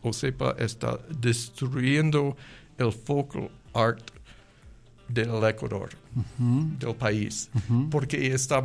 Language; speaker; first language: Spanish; non-native, learner; English